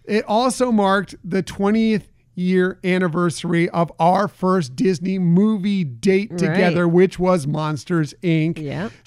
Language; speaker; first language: English; native; English